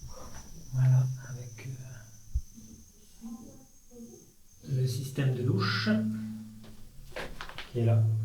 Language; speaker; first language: French; native; French